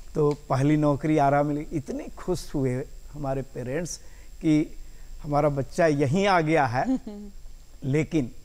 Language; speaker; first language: Hindi; native; Hindi